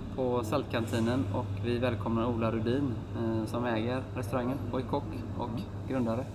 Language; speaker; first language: Swedish; native; Swedish